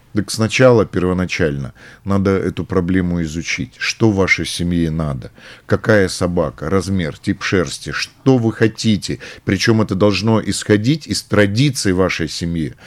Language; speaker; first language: Russian; native; Russian